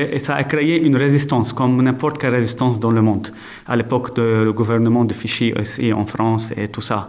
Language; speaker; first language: French; non-native, local second language; Arabic